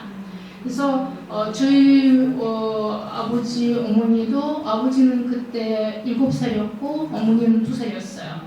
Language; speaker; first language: Korean; early bilingual, heritage; Russian